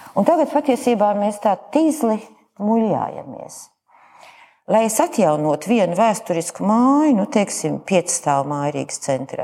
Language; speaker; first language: Latvian; native; Latvian